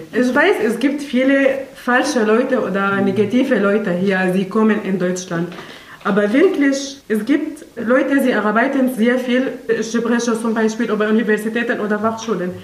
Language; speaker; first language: German; non-native, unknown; Arabic